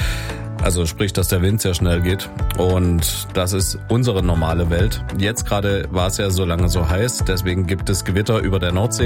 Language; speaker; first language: German; native; German